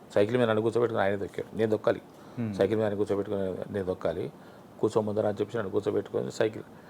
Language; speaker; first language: Telugu; native; Telugu